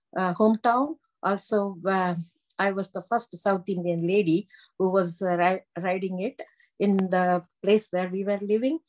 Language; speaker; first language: English; non-native, local second language; Tamil